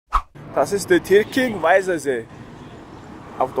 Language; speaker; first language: German; non-native, fluent; Mongolian